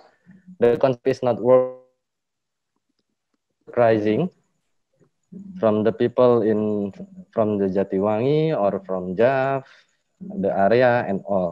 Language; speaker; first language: English; non-native, learner; Indonesian